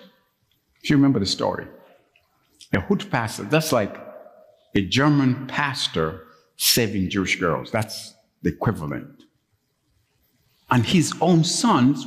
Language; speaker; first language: English; non-native, local second language; Ganda